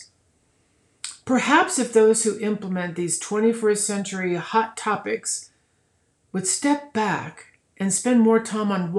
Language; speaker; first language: English; native; English